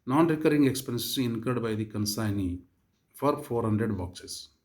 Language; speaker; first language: English; non-native, local second language; Kannada